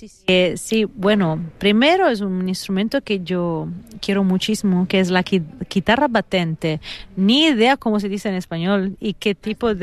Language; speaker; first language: Spanish; non-native, fluent; Italian